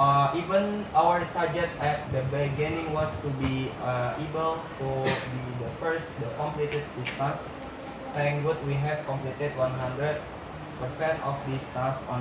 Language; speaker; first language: English; non-native, learner; Indonesian